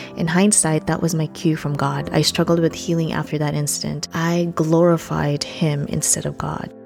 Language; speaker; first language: English; early bilingual, other home language; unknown